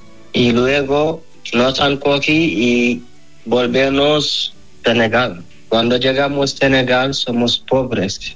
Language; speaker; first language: Spanish; non-native, learner; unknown